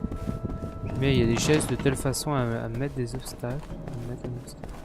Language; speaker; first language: French; native; French